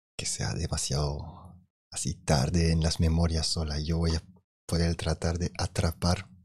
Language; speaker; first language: Spanish; non-native, fluent; French